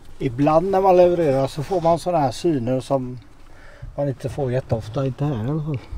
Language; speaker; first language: Swedish; native; Swedish